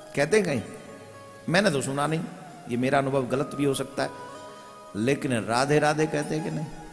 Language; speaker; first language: Hindi; native; Hindi